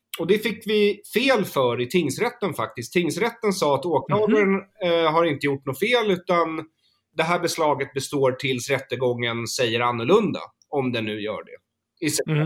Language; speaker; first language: Swedish; native; Swedish